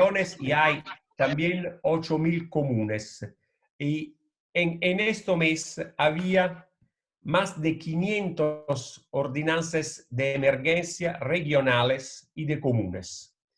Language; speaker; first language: Spanish; non-native, fluent; Italian